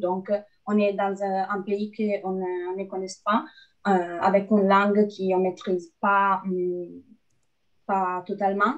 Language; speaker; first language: French; non-native, fluent; Italian